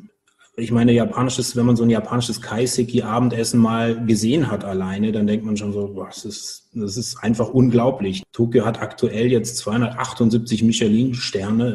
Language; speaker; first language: German; native; German